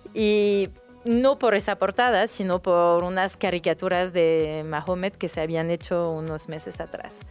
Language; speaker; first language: Spanish; non-native, fluent; French